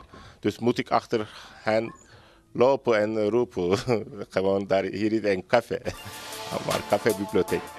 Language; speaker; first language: Dutch; non-native, learner; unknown